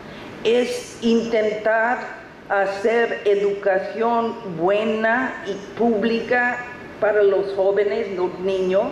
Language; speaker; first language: Spanish; non-native, fluent; English